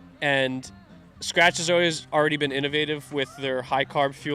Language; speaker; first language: English; native; English